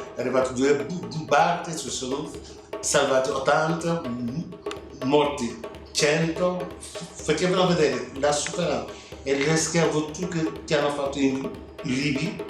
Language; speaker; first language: Italian; non-native, fluent; Wolof